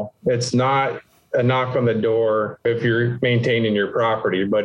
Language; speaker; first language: English; native; English